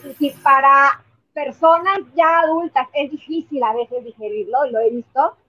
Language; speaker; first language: Spanish; native; Spanish